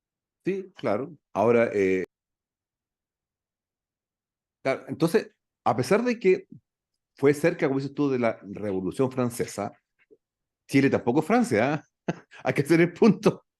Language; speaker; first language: Spanish; native; Spanish